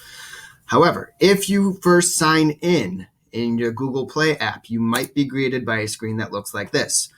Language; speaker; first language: English; native; English